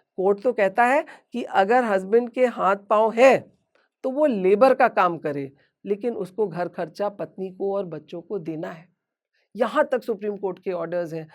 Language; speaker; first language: Hindi; native; Hindi